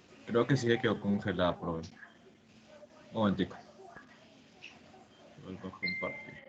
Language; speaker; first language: Spanish; native; Spanish